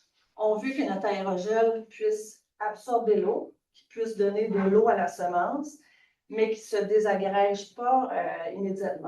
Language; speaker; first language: French; native; French